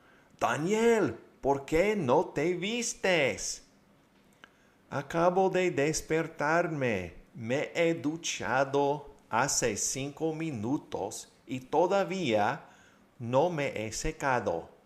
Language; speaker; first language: Spanish; non-native, fluent; English